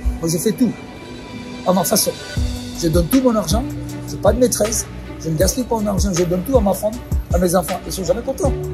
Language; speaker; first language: French; non-native, fluent; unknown